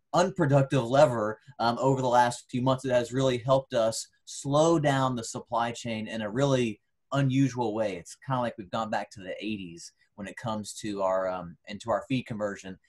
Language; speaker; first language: English; native; English